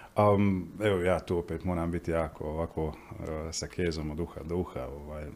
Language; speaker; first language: Croatian; native; Croatian